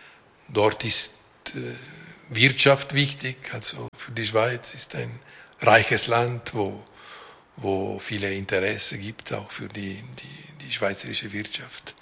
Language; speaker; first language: German; non-native, local second language; Italian